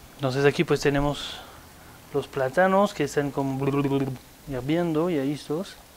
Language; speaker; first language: Spanish; non-native, fluent; French